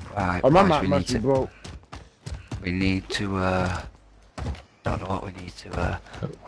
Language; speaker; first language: English; native; English